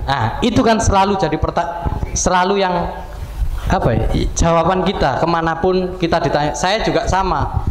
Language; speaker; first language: Indonesian; native; Indonesian